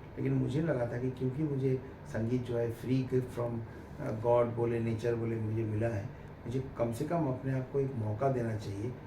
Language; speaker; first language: Hindi; non-native, local second language; Bangla